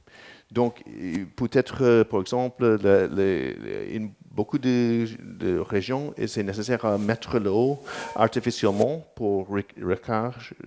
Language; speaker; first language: French; non-native, learner; English